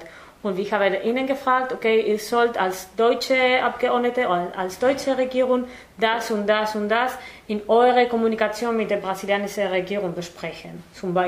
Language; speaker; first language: German; non-native, fluent; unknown